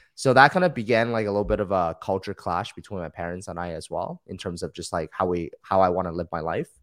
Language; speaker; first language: English; early bilingual, other home language; Chinese